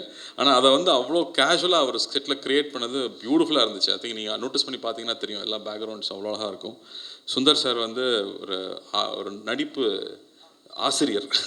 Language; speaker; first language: Tamil; native; Tamil